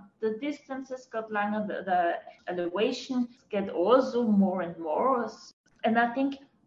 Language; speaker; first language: English; non-native, fluent; German